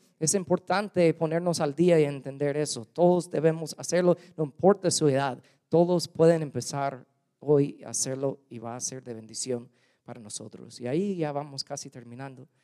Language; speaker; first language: Spanish; non-native, fluent; English